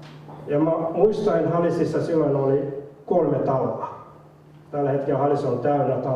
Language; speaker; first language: Finnish; non-native, fluent; Somali